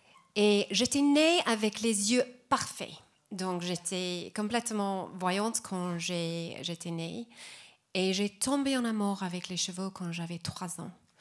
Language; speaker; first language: French; non-native, fluent; English